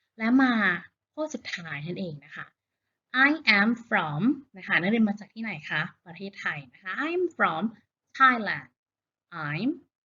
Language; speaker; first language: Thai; native; Thai